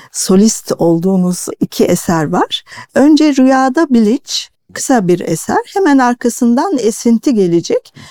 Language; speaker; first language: Turkish; native; Turkish